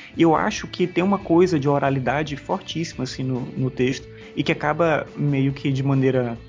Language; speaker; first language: Portuguese; native; Portuguese